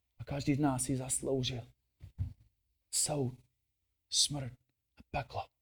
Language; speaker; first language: Czech; non-native, fluent; English